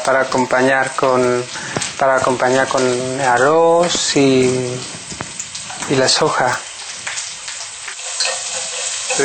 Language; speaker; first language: Spanish; non-native, learner; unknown